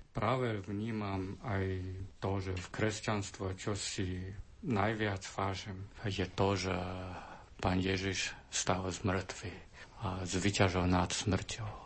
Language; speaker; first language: Slovak; non-native, learner; Chinese